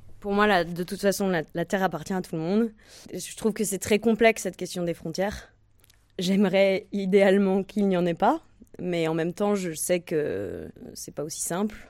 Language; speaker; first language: French; native; French